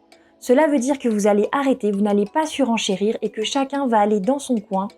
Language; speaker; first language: French; native; French